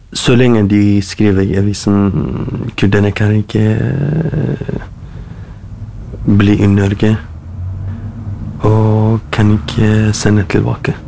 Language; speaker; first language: Norwegian; non-native, learner; Kurdish